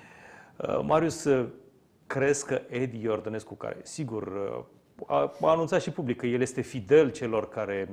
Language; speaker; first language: Romanian; native; Romanian